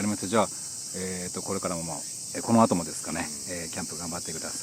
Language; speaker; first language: Japanese; native; Japanese